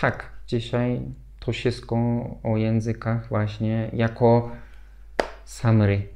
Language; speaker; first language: Polish; non-native, learner; Turkish